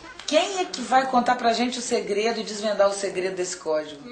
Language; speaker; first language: Portuguese; native; Portuguese